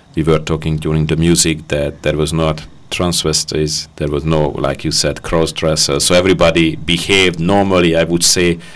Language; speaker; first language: English; non-native, fluent; Hungarian